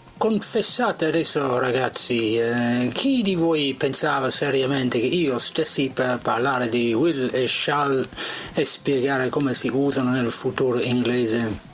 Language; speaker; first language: Italian; non-native, fluent; English